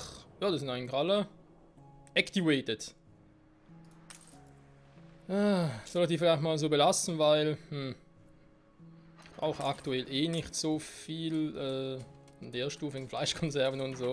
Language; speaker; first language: German; native; German